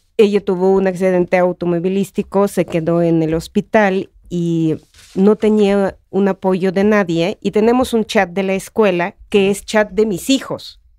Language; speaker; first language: Spanish; non-native, fluent; Russian